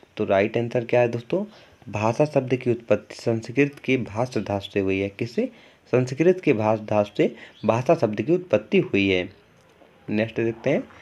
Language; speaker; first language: Hindi; native; Hindi